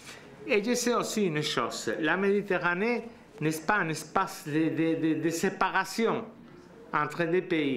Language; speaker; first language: French; non-native, learner; Spanish